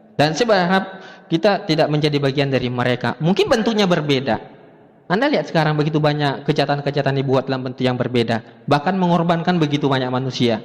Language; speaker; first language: Indonesian; native; Indonesian